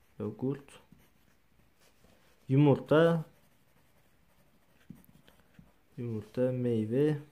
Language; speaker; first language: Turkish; non-native, learner; Uzbek